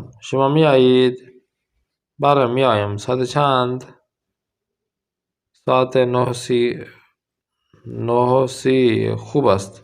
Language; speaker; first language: Persian; non-native, fluent; Urdu